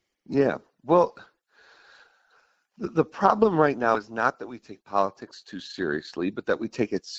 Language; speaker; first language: English; native; English